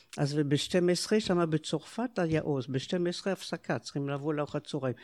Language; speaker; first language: Hebrew; non-native, fluent; French